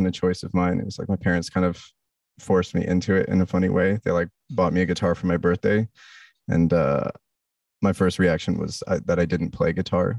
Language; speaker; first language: English; native; English